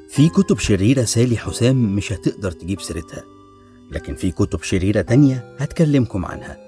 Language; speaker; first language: Arabic; native; Arabic